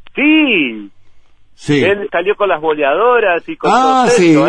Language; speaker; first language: Spanish; native; Spanish